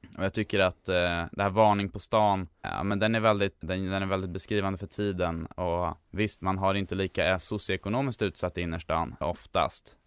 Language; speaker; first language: Swedish; native; Swedish